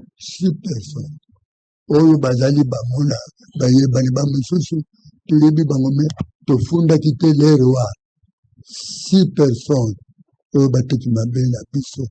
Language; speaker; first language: Lingala; non-native, local second language; Kongo